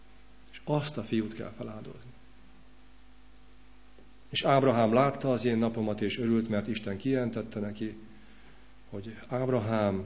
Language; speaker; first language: Hungarian; native; Hungarian